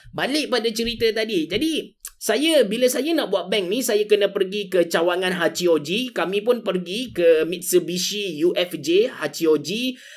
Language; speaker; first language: Malay; native; Malay